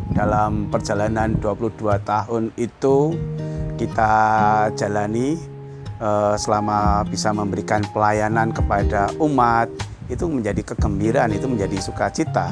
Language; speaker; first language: Indonesian; non-native, local second language; Javanese